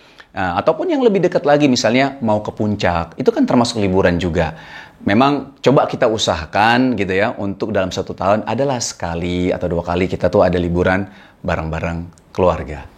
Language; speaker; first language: Indonesian; native; Indonesian